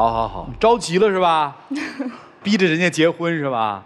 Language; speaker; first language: Chinese; native; Chinese